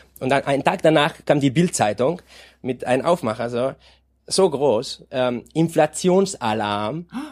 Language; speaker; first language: German; non-native, fluent; Spanish